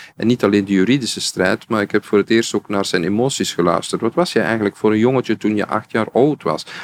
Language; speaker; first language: Dutch; native; Dutch